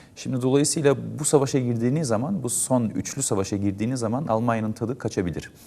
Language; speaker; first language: Turkish; early bilingual, heritage; Turkish